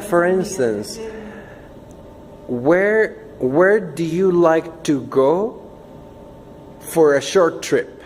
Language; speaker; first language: English; non-native, fluent; Spanish